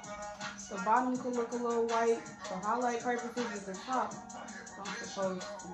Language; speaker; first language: English; native; English